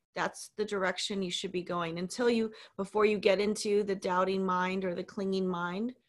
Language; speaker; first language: English; native; English